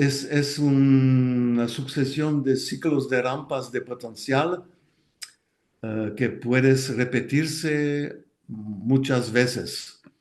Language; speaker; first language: Spanish; non-native, fluent; French